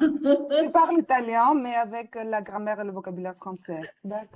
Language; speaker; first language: French; non-native, fluent; Greek